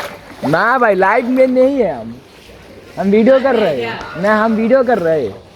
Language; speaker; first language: Hindi; non-native, learner; Bangla